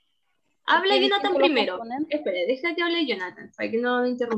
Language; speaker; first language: Spanish; native; Spanish